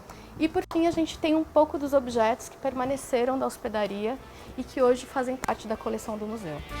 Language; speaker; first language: Portuguese; native; Portuguese